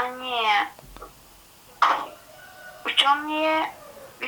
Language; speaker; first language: Russian; non-native, learner; Kyrgyz